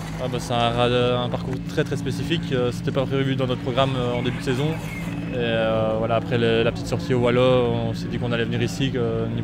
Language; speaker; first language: French; native; French